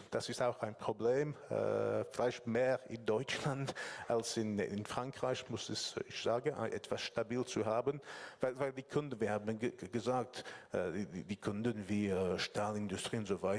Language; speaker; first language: German; non-native, learner; English